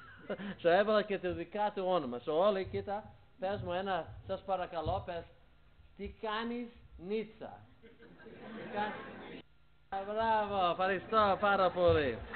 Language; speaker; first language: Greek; early bilingual, heritage; Greek